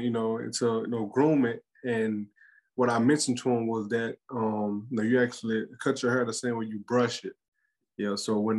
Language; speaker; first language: English; native; English